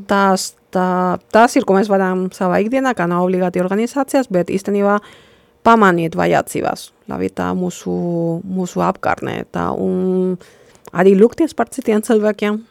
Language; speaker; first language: Latvian; non-native, fluent; Spanish